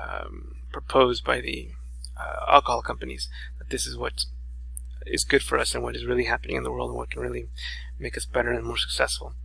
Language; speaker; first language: English; native; English